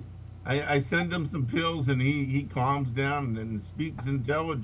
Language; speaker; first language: English; native; English